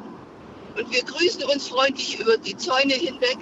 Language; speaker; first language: German; native; German